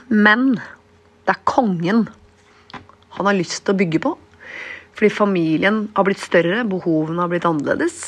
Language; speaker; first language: Norwegian; native; Norwegian